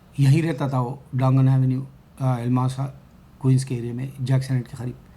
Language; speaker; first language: Urdu; native; Urdu